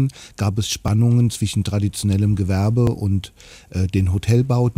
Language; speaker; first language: German; native; German